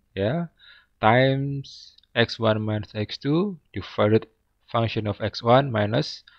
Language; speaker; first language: English; non-native, fluent; Indonesian